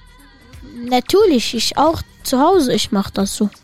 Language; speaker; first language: German; non-native, learner; Arabic